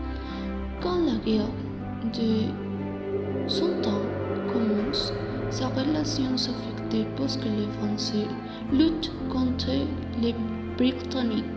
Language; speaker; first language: French; non-native, learner; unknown